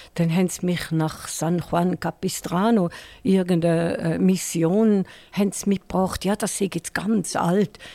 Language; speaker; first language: German; native; German